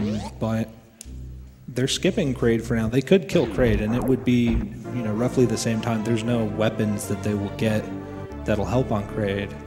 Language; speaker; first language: English; native; English